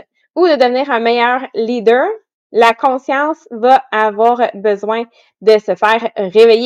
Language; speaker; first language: French; native; French